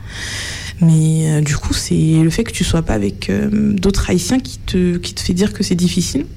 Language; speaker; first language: French; native; French